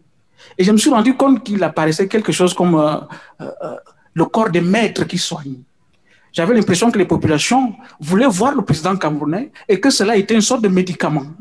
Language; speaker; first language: French; native; French